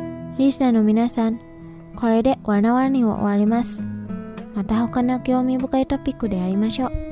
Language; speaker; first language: Japanese; non-native, fluent; Indonesian